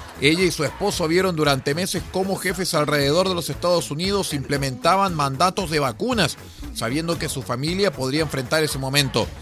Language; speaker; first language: Spanish; native; Spanish